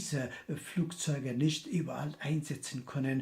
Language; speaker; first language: German; non-native, fluent; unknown